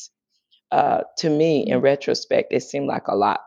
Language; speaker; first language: English; native; English